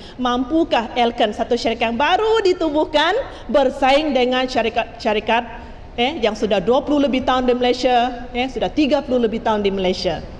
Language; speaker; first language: Malay; non-native, local second language; Chinese